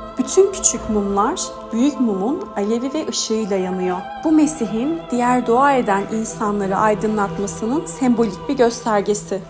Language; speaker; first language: Turkish; native; Turkish